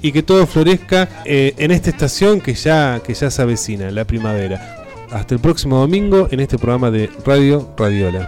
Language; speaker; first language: Spanish; native; Spanish